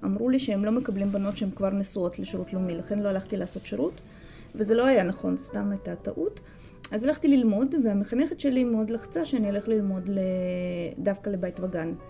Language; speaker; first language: Hebrew; non-native, fluent; Russian